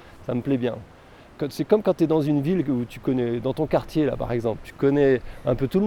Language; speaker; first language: French; native; French